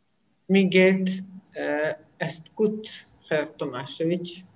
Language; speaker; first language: German; non-native, learner; Serbian